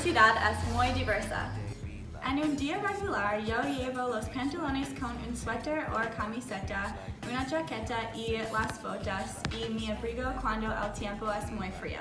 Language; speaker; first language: Spanish; non-native, learner; English